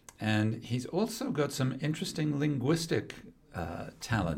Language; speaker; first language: English; native; English